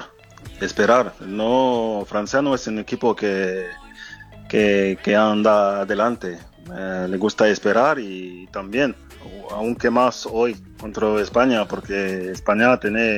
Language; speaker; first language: Spanish; non-native, fluent; French